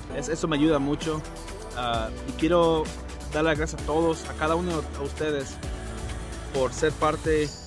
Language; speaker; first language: Spanish; native; Spanish